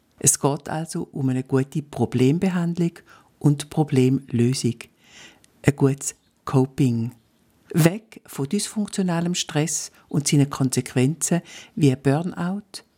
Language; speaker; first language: German; native; German